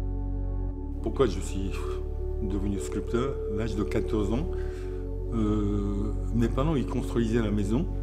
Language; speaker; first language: French; non-native, fluent; Japanese